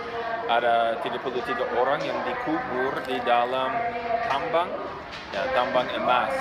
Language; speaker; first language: Indonesian; non-native, fluent; English